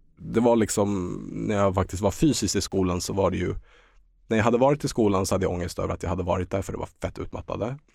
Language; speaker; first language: Swedish; early bilingual, other home language; Estonian